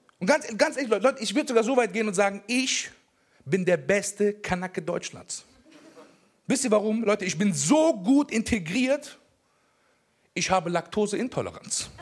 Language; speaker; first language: German; early bilingual, other home language; Persian